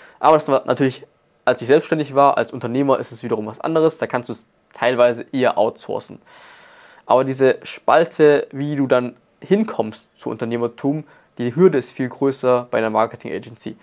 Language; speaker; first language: German; native; German